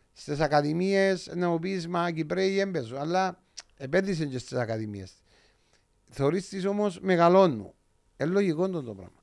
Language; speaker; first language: Greek; native; Greek